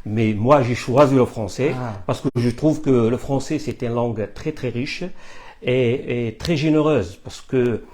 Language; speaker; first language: French; non-native, fluent; Arabic